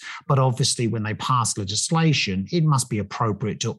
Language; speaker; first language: English; native; English